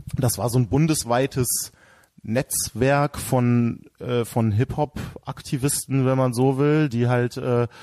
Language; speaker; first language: German; native; German